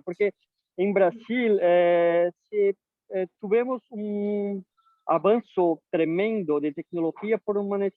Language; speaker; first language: Spanish; non-native, learner; Portuguese